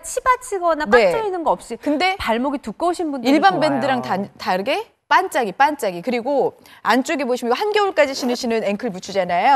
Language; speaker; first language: Korean; native; Korean